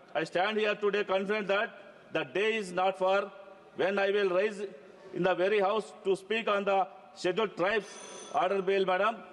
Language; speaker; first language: English; non-native, local second language; Telugu